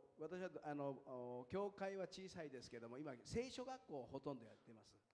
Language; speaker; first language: Japanese; native; Japanese